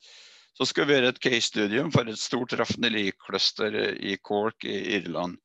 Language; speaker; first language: Norwegian; native; Norwegian